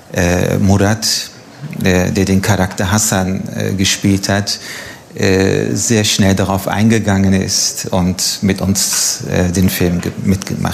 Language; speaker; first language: German; non-native, fluent; Turkish